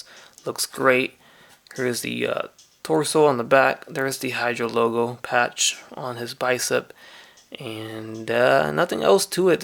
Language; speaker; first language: English; native; English